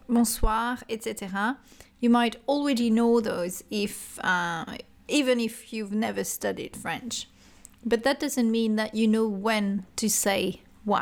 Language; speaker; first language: English; non-native, fluent; French